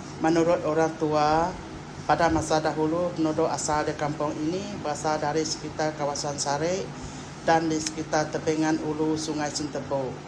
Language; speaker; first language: Malay; non-native, local second language; Iban